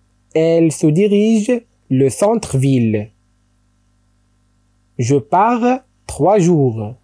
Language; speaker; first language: French; non-native, local second language; Arabic